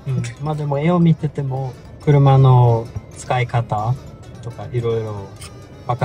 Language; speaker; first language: Japanese; non-native, fluent; Swedish